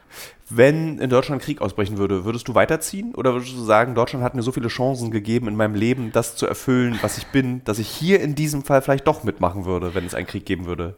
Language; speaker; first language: German; native; German